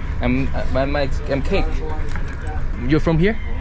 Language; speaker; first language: English; non-native, learner; Thai